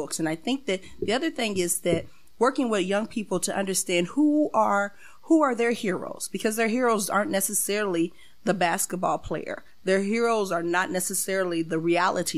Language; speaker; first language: English; native; English